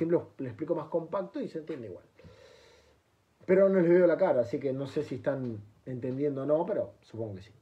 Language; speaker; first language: Spanish; native; Spanish